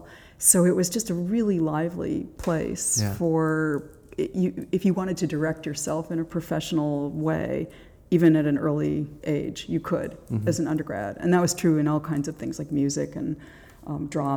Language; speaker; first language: English; native; English